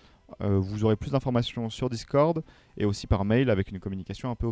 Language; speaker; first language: French; native; French